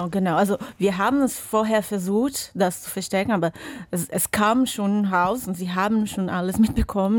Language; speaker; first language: German; non-native, fluent; Portuguese